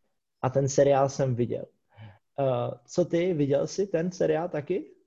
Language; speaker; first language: Czech; non-native, fluent; English